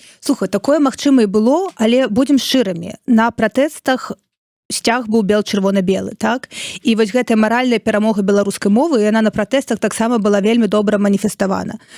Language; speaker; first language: Belarusian; non-native, local second language; Russian